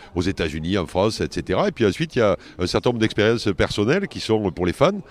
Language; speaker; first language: French; native; French